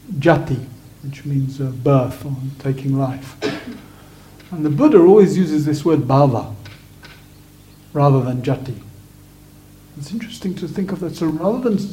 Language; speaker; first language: English; native; English